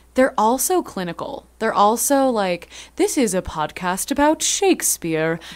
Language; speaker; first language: English; native; English